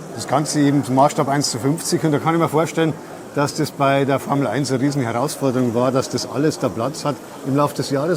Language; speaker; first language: German; native; German